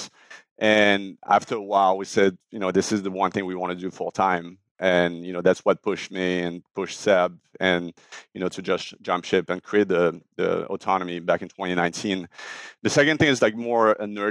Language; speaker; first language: English; non-native, fluent; French